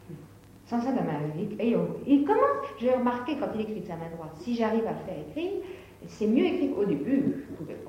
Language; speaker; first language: French; native; French